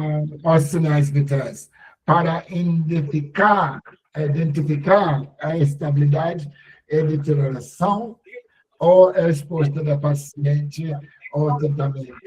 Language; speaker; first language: Portuguese; non-native, learner; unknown